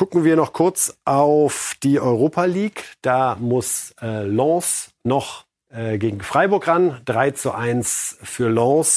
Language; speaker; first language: German; native; German